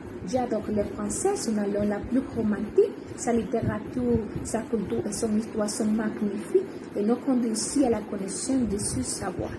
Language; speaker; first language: French; non-native, learner; Spanish